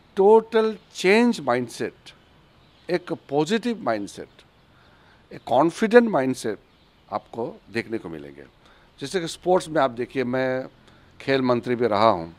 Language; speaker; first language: Hindi; native; Hindi